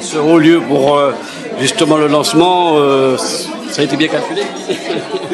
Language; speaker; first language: French; native; French